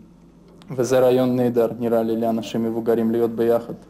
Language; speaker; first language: Hebrew; non-native, fluent; Russian